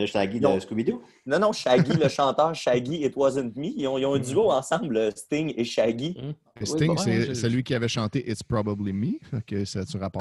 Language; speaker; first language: French; native; French